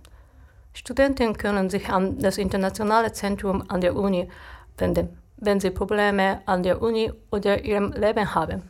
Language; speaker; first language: German; non-native, fluent; Japanese